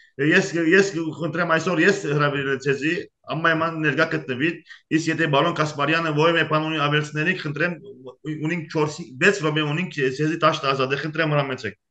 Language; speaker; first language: Armenian; early bilingual, heritage; Armenian